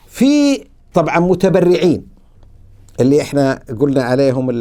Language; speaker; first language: Arabic; native; Arabic